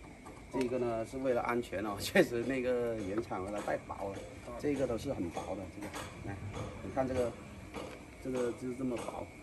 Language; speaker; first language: Chinese; native; Chinese